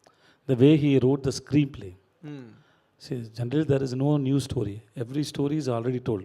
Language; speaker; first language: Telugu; non-native, learner; Tamil